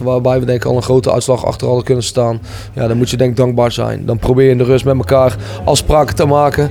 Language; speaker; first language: Dutch; native; Dutch